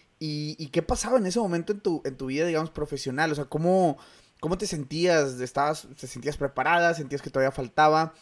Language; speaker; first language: Spanish; native; Spanish